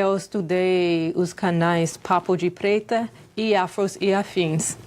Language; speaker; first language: Portuguese; non-native, fluent; English